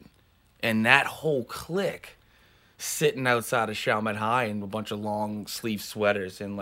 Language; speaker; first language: English; native; English